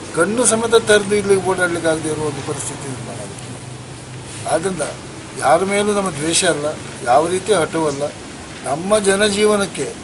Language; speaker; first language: Kannada; native; Kannada